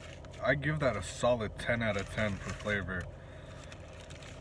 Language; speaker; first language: English; native; English